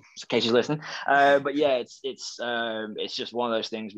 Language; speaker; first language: English; native; English